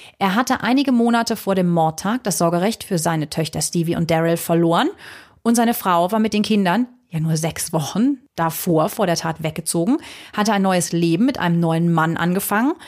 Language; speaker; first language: German; native; German